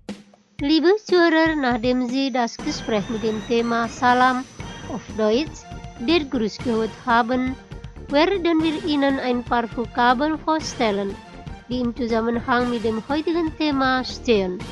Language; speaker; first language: German; non-native, fluent; Indonesian